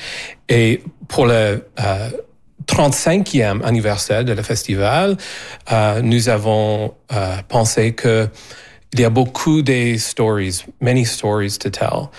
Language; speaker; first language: French; non-native, learner; English